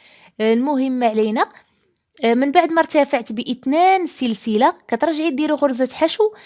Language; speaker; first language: Arabic; native; Arabic